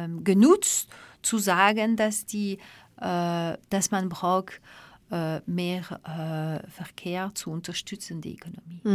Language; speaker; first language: German; non-native, fluent; French